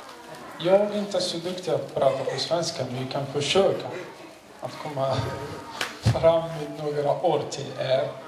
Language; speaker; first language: Swedish; non-native, learner; Arabic